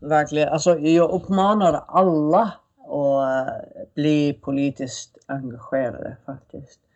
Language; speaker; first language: Swedish; non-native, fluent; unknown